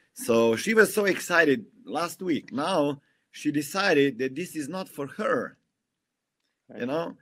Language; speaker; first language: English; non-native, fluent; Slovenian